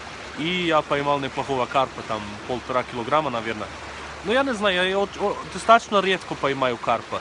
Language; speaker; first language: Russian; early bilingual, heritage; Russian